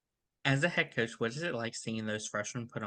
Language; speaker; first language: English; native; English